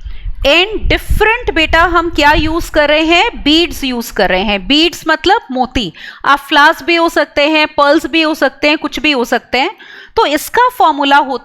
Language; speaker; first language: Hindi; native; Hindi